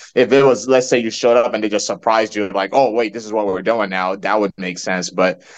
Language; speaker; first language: English; early bilingual, other home language; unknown